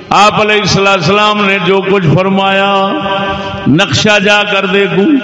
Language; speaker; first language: Urdu; non-native, local second language; Punjabi